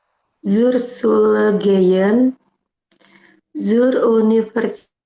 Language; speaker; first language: German; non-native, learner; Indonesian